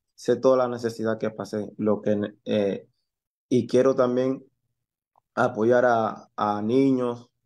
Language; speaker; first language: Spanish; native; Spanish